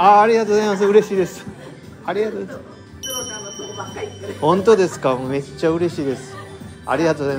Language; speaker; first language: Japanese; native; Japanese